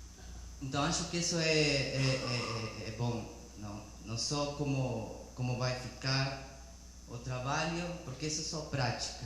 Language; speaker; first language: Portuguese; non-native, learner; Spanish